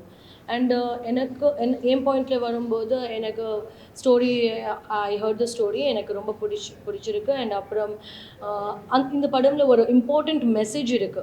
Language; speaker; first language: Tamil; non-native, learner; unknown